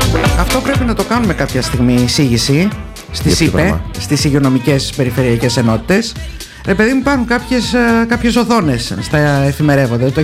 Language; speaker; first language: Greek; native; Greek